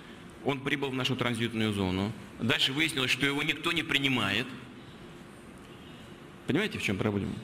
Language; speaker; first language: Russian; native; Russian